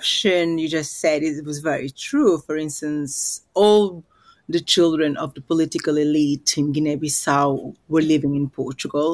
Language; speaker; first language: English; non-native, fluent; Upper Guinea Crioulo